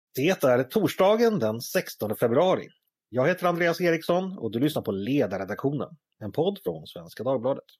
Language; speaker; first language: Swedish; native; Swedish